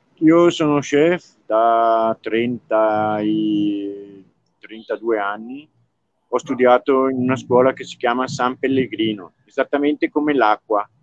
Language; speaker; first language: Italian; native; Italian